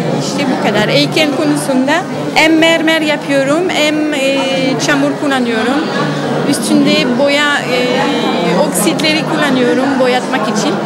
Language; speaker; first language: Turkish; non-native, learner; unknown